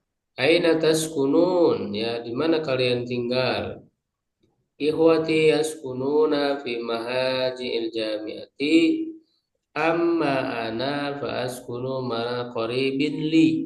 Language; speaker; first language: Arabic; non-native, fluent; Indonesian